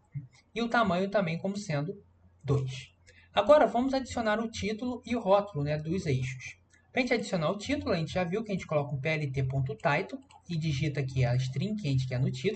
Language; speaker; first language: Portuguese; native; Portuguese